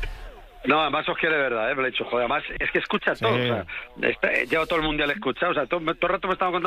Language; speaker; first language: Spanish; native; Spanish